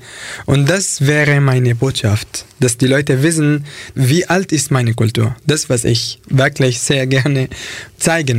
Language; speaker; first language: German; non-native, fluent; Arabic